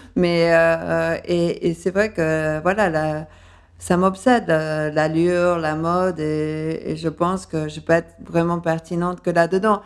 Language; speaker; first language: French; early bilingual, other home language; Spanish